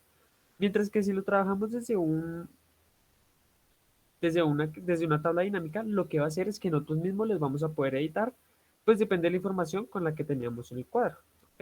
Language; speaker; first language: Spanish; native; Spanish